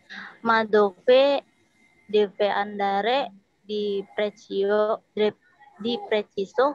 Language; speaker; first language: Italian; non-native, learner; Indonesian